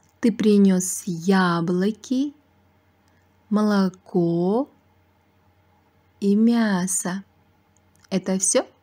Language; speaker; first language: Russian; non-native, fluent; Uzbek